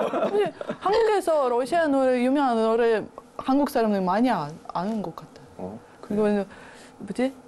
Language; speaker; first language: Korean; non-native, learner; Russian